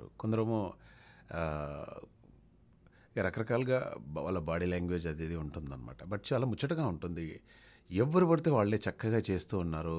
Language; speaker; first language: Telugu; native; Telugu